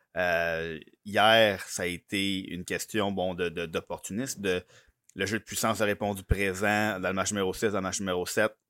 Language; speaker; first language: French; native; French